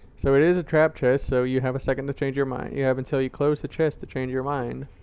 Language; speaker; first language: English; native; English